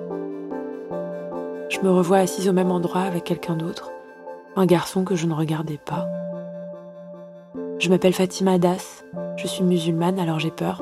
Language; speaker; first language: French; early bilingual, other home language; Arabic